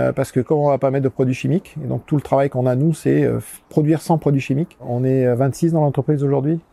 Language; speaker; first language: French; native; French